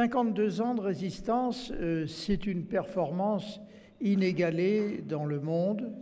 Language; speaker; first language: French; native; French